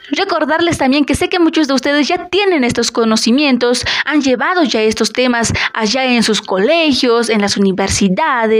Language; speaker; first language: Spanish; native; Spanish